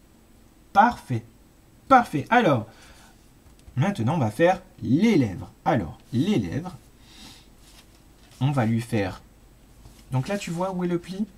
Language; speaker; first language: French; native; French